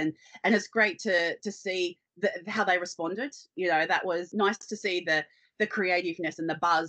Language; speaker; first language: English; native; English